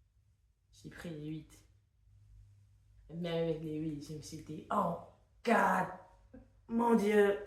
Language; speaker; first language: French; non-native, fluent; English